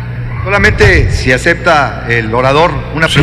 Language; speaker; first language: Spanish; native; Spanish